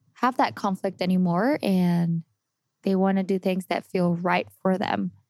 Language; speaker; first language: English; non-native, fluent; Spanish